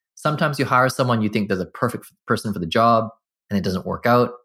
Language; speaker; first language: English; native; English